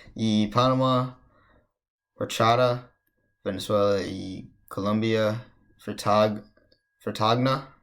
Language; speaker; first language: Spanish; non-native, learner; English